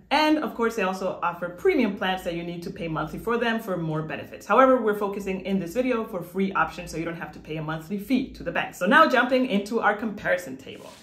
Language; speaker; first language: English; non-native, fluent; Spanish